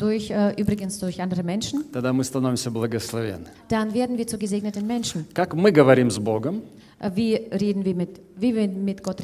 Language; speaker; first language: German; non-native, fluent; Russian